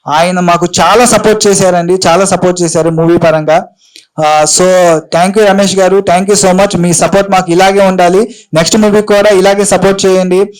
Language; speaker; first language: Telugu; native; Telugu